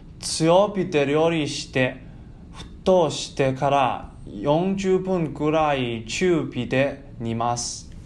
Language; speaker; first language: Japanese; non-native, learner; Chinese